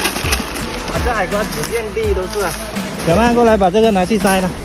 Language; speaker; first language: Chinese; native; Chinese